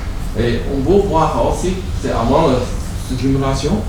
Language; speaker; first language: French; non-native, learner; Chinese